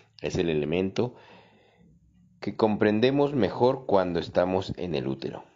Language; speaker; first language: Spanish; native; Spanish